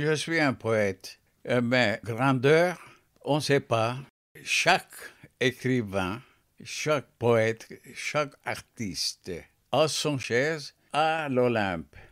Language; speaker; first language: French; non-native, fluent; Turkish